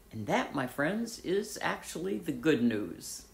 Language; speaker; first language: English; native; English